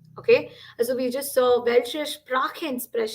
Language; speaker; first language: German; non-native, fluent; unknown